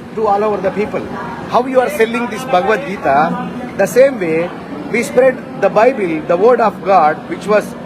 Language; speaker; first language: English; non-native, local second language; Telugu